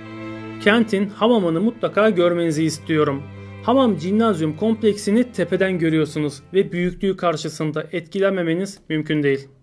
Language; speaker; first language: Turkish; native; Turkish